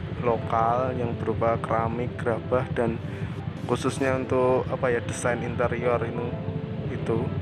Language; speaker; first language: Indonesian; non-native, local second language; Javanese